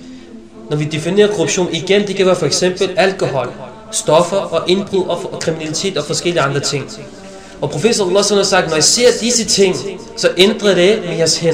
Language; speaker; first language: Danish; early bilingual, other home language; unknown